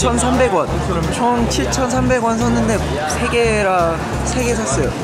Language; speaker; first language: Korean; early bilingual, heritage; Korean